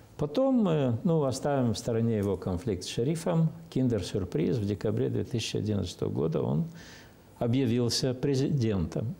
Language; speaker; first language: Russian; non-native, local second language; Romanian